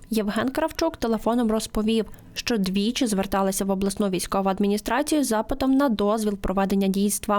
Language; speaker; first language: Ukrainian; native; Ukrainian